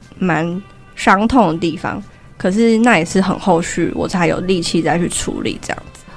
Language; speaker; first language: Chinese; native; Chinese